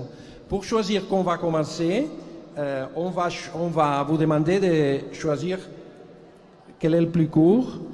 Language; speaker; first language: French; non-native, fluent; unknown